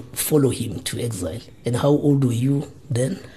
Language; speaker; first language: English; non-native, local second language; Zulu